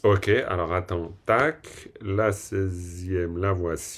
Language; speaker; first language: French; native; French